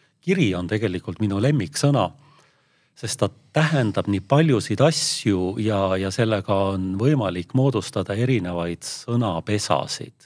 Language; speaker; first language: Estonian; native; Estonian